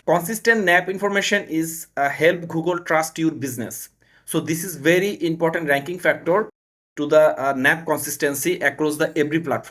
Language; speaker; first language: English; non-native, learner; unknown